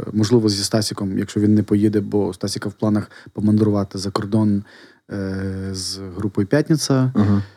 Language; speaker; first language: Ukrainian; non-native, local second language; Russian